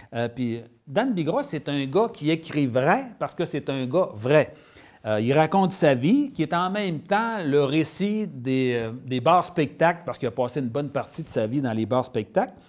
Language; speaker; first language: French; native; French